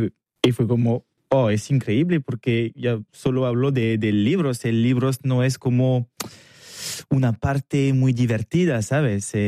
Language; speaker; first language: Spanish; non-native, learner; French